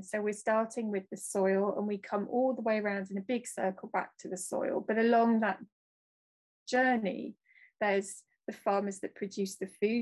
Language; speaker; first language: English; native; English